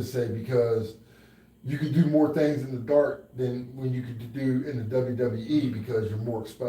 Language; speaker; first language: English; native; English